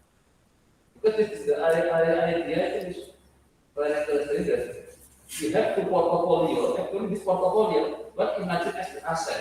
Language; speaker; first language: English; non-native, learner; Indonesian